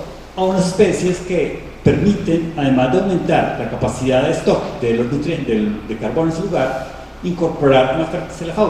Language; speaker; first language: Spanish; native; Spanish